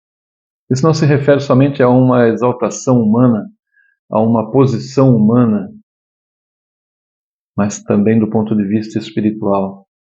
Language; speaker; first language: Portuguese; native; Portuguese